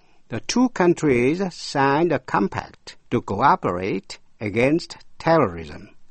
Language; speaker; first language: English; non-native, fluent; Vietnamese